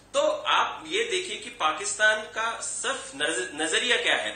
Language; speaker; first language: Hindi; native; Hindi